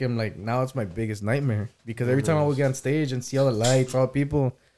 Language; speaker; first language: English; early bilingual, other home language; Spanish